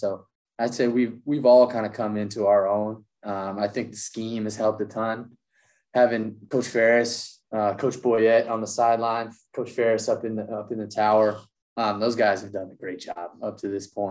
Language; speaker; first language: English; native; English